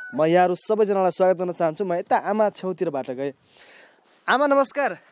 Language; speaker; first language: Nepali; native; Nepali